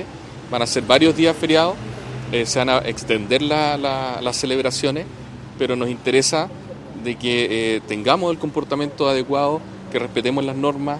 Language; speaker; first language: Spanish; native; Spanish